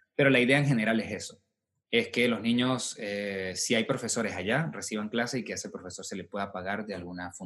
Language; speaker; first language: Spanish; native; Spanish